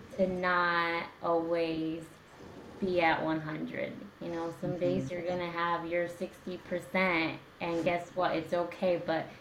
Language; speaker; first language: English; native; English